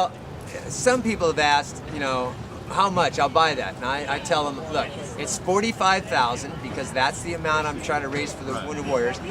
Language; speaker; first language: English; native; English